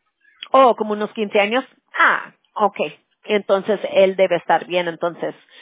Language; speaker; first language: Spanish; early bilingual, heritage; Spanish